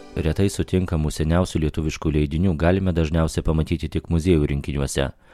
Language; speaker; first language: Lithuanian; native; Lithuanian